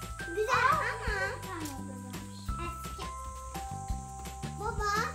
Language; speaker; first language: Turkish; early bilingual, heritage; Turkish